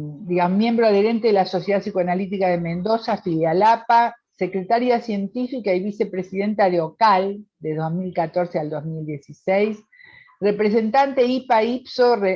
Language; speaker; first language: Spanish; native; Spanish